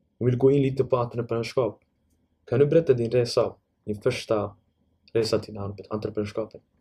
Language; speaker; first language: Swedish; non-native, fluent; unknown